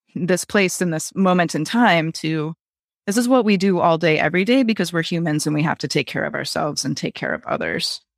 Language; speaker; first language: English; native; English